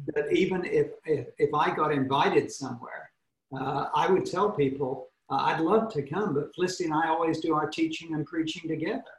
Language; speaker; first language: English; native; English